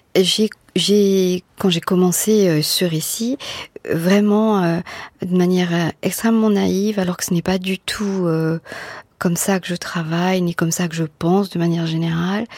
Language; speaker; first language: French; non-native, local second language; Morisyen